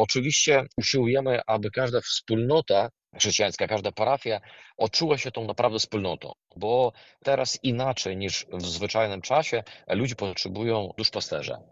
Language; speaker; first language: Polish; non-native, fluent; Ukrainian